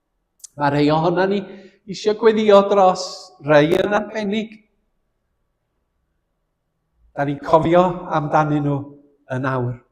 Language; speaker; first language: Welsh; native; Welsh